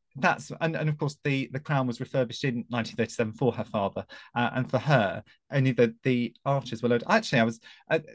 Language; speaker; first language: English; native; English